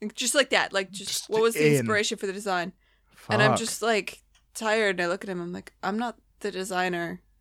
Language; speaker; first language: English; native; English